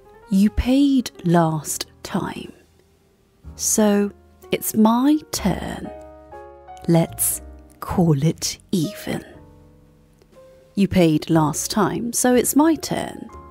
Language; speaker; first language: English; non-native, fluent; Korean